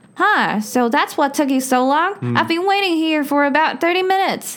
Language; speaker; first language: English; non-native, fluent; Chinese